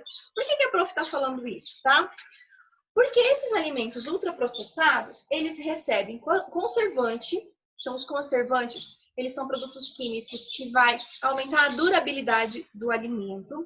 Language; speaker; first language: Portuguese; native; Portuguese